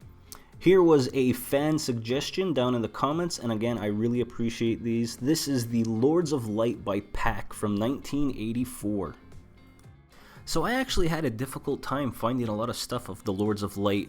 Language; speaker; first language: English; native; English